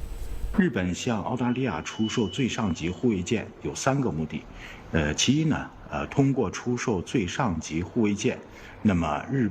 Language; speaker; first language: Chinese; native; Chinese